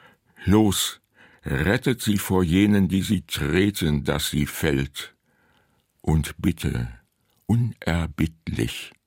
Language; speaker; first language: German; native; German